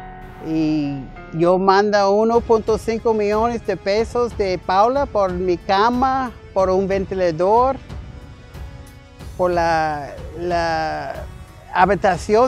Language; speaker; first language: Spanish; non-native, learner; English